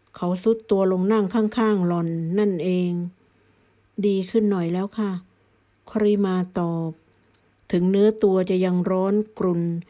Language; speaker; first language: Thai; native; Thai